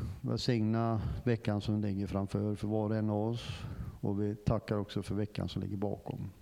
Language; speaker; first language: Swedish; non-native, fluent; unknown